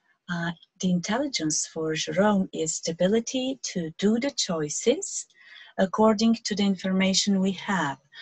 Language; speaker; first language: English; non-native, fluent; Slovenian